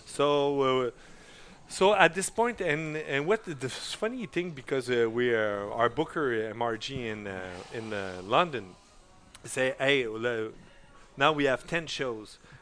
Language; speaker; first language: English; non-native, fluent; French